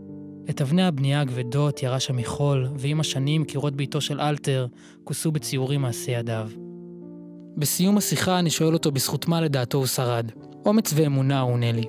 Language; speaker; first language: Hebrew; native; Hebrew